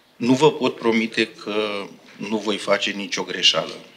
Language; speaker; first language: Romanian; non-native, fluent; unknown